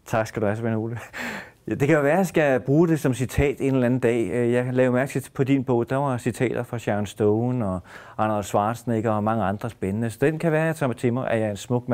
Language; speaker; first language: Danish; native; Danish